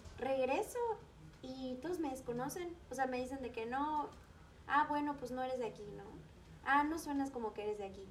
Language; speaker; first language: Spanish; native; Spanish